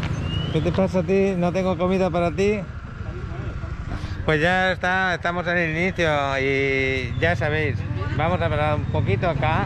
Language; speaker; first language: Spanish; native; Spanish